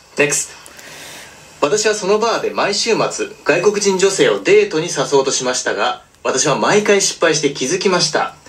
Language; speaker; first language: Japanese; native; Japanese